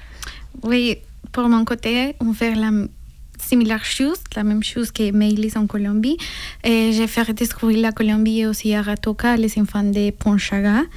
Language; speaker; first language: French; non-native, learner; Spanish